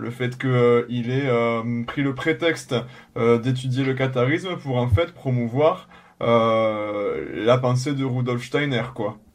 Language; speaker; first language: French; native; French